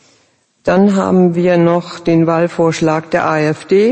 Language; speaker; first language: German; native; German